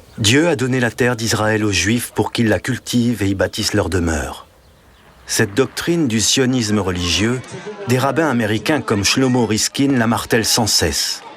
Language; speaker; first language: French; native; French